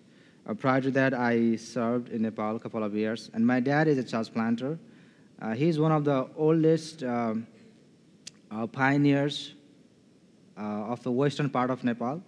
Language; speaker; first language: English; non-native, fluent; Nepali